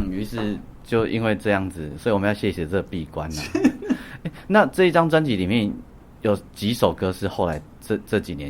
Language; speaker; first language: Chinese; native; Chinese